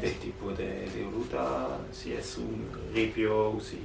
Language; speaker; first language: Spanish; non-native, fluent; French